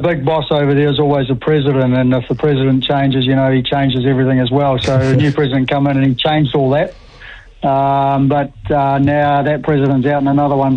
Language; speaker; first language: English; native; English